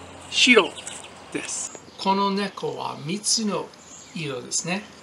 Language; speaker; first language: Japanese; non-native, fluent; English